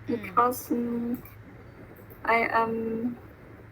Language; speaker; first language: English; non-native, learner; Vietnamese